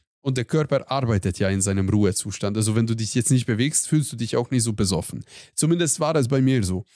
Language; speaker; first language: German; non-native, fluent; Hungarian